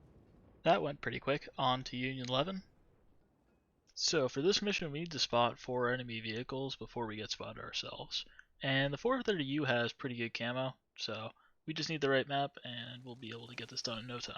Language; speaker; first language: English; native; English